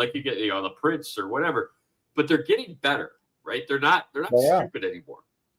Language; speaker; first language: English; native; English